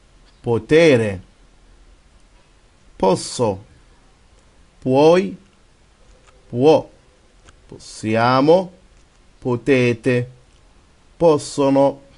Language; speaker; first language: Italian; non-native, fluent; Arabic